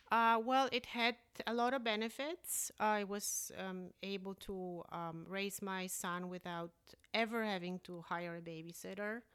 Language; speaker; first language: English; early bilingual, other home language; Polish